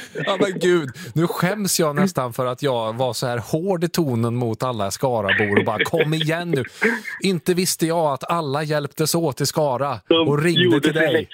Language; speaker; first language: Swedish; native; Swedish